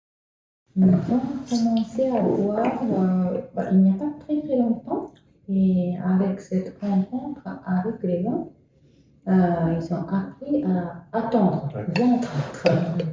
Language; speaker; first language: French; non-native, fluent; Japanese